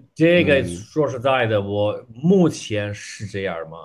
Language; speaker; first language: Chinese; non-native, fluent; Italian